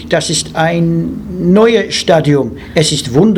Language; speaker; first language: German; non-native, learner; English